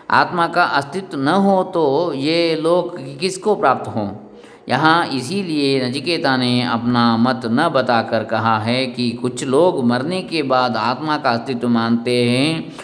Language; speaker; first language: Hindi; non-native, local second language; Kannada